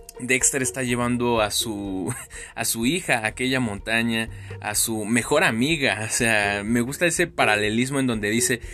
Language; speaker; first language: Spanish; native; Spanish